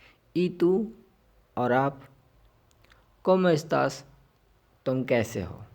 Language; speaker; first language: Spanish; non-native, fluent; Urdu